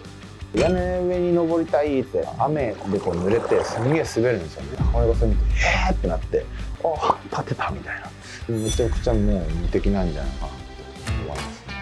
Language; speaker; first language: Japanese; native; Japanese